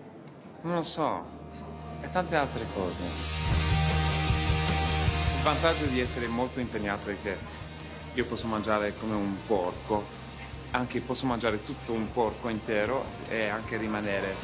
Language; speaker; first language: Italian; non-native, fluent; English